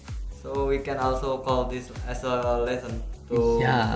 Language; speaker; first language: English; non-native, learner; Indonesian